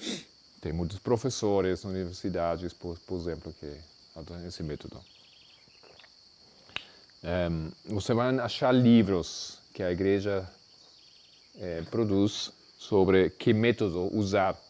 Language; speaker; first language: Portuguese; non-native, fluent; Spanish